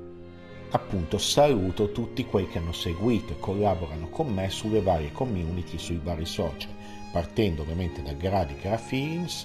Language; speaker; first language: Italian; native; Italian